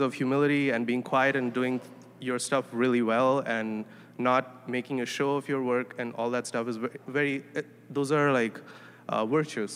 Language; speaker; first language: English; non-native, local second language; Tamil